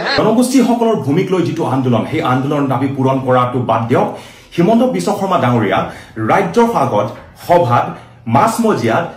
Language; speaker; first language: Assamese; non-native, local second language; Karbi